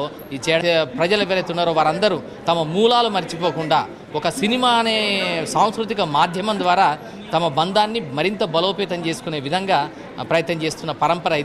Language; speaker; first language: Telugu; native; Telugu